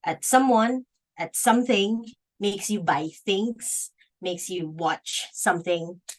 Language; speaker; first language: English; non-native, local second language; Filipino